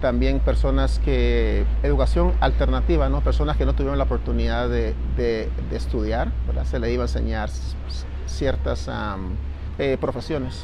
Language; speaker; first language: Spanish; native; Spanish